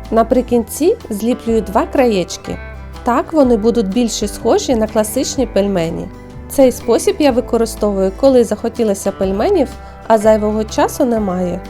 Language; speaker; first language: Ukrainian; native; Ukrainian